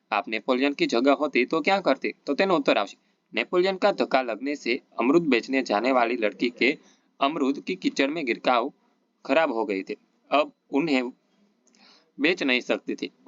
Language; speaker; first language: Hindi; non-native, local second language; Gujarati